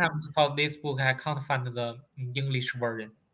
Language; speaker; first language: English; non-native, learner; Chinese